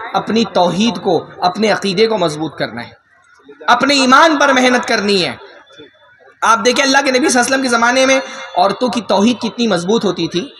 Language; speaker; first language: Urdu; native; Urdu